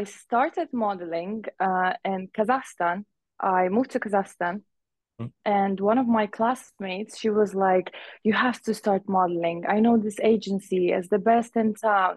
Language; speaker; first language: English; non-native, fluent; Uzbek